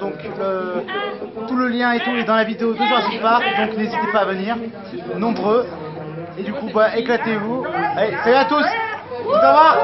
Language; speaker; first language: French; native; French